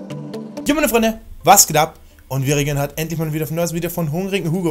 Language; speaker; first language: German; native; German